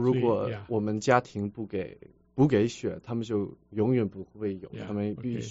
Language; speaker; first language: Chinese; early bilingual, heritage; Chinese